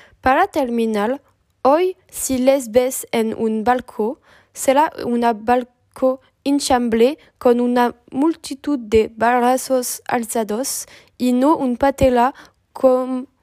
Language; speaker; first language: Spanish; non-native, learner; French